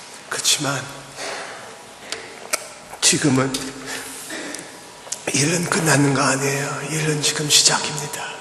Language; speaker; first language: Korean; early bilingual, heritage; English